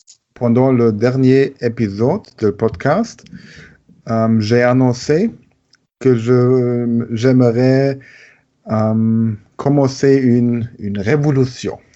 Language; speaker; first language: French; non-native, learner; German